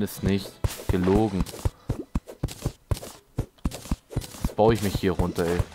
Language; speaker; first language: German; native; German